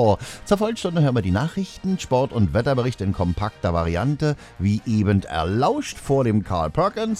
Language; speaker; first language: German; native; German